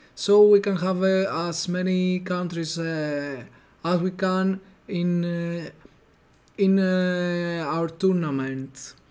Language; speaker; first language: English; non-native, fluent; Greek